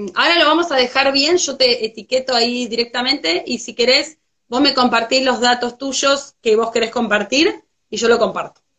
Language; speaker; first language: Spanish; native; Spanish